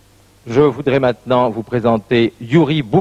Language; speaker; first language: French; native; French